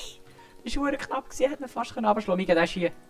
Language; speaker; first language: German; native; German